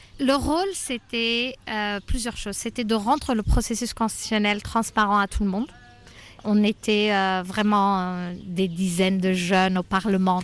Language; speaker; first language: French; non-native, local second language; Arabic